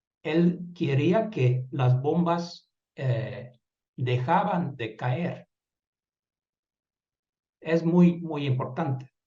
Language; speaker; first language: Spanish; non-native, fluent; Dutch